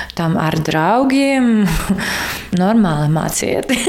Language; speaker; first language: Latvian; non-native, learner; Ukrainian